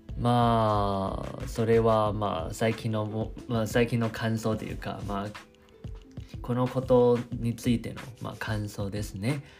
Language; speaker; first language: Japanese; non-native, fluent; Chinese